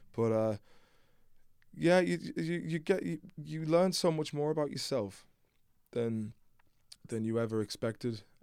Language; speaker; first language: English; native; English